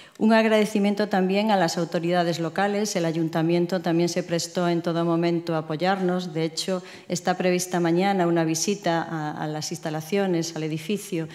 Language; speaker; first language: Spanish; native; Spanish